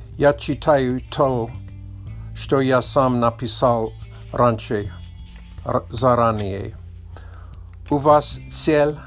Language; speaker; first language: Russian; non-native, learner; English